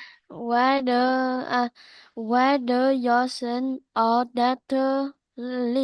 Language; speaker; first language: English; non-native, learner; Vietnamese